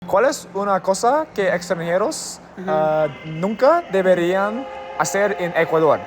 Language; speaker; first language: Spanish; non-native, learner; English